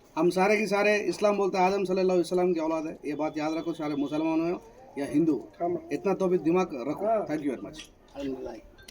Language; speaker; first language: Telugu; native; Telugu